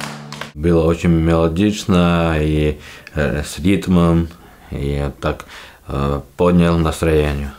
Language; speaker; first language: Russian; non-native, learner; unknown